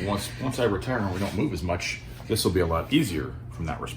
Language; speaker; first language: English; native; English